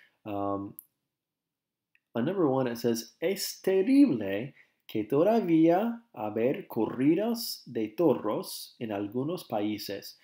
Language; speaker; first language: Spanish; non-native, fluent; English